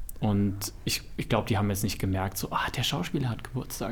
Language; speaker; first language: German; native; German